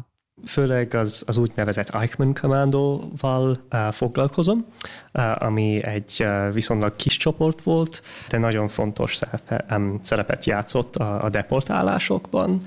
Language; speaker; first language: Hungarian; early bilingual, heritage; English